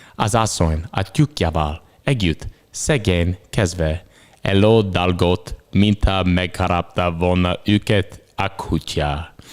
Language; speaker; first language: Hungarian; non-native, learner; English